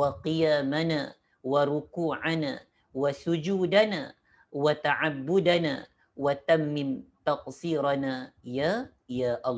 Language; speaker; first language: Arabic; non-native, fluent; Malay